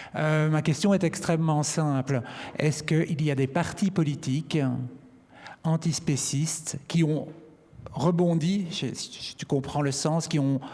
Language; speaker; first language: French; native; French